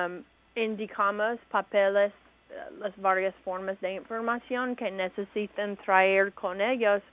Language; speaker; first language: Spanish; non-native, learner; English